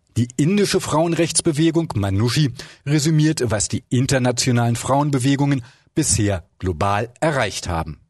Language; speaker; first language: German; native; German